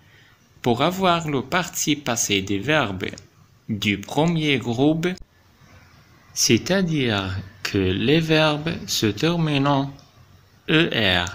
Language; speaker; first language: French; non-native, fluent; Arabic